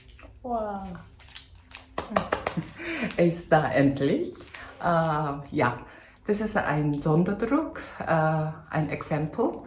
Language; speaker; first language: German; non-native, fluent; Korean